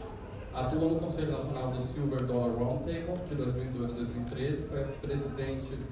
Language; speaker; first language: Portuguese; native; Portuguese